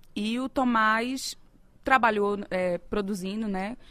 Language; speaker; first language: Portuguese; native; Portuguese